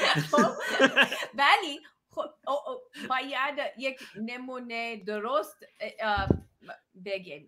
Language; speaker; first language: Persian; non-native, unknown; English